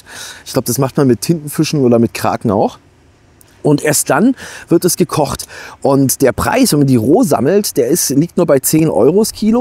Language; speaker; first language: German; native; German